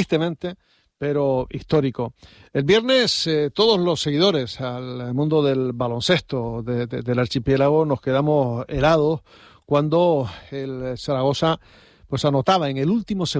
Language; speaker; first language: Spanish; native; Spanish